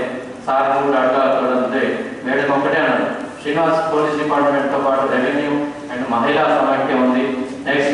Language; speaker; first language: Telugu; native; Telugu